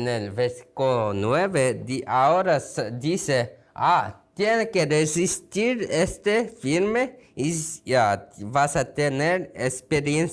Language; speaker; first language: Spanish; non-native, fluent; Korean